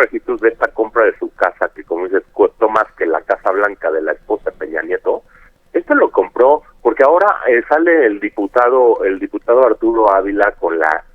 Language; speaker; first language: Spanish; native; Spanish